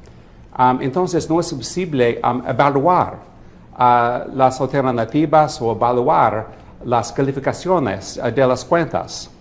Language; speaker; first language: Spanish; non-native, fluent; English